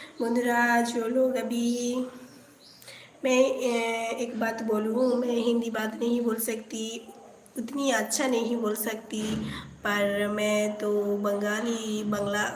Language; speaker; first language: Hindi; non-native, local second language; Bangla